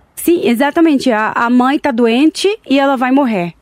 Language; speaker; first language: Portuguese; non-native, learner; Hebrew